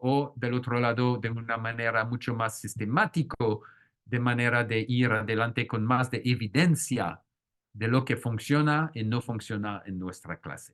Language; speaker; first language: Spanish; non-native, fluent; French